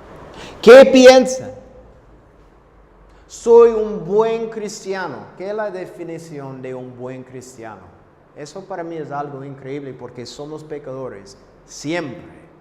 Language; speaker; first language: Spanish; non-native, fluent; English